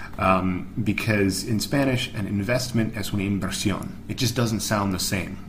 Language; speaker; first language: English; native; English